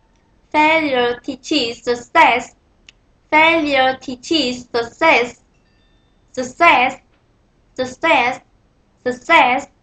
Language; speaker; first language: English; non-native, learner; Vietnamese